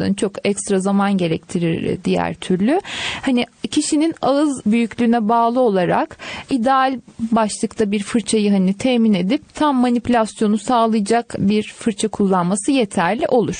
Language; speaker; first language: Turkish; native; Turkish